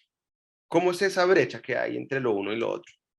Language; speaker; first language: Spanish; native; Spanish